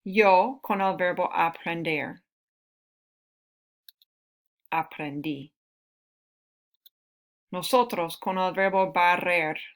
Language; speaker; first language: Spanish; non-native, fluent; English